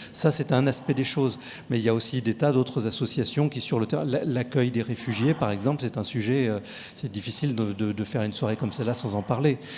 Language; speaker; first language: French; native; French